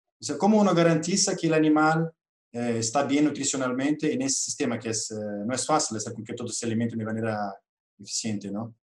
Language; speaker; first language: Spanish; non-native, fluent; Portuguese